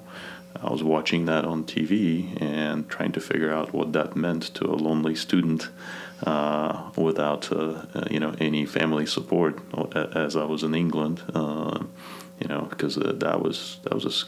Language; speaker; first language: English; non-native, fluent; Kazakh